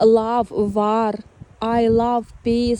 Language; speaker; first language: English; non-native, learner; Ukrainian